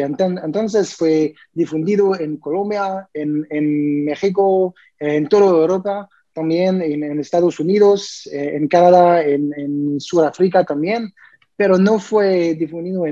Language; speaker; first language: Spanish; non-native, learner; French